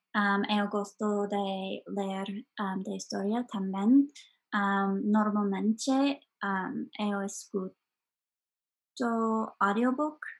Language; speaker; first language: Italian; non-native, learner; English